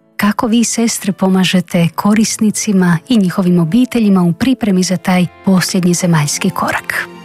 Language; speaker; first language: Croatian; native; Croatian